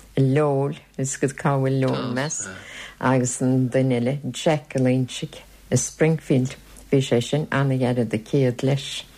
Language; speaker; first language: Irish; native; Irish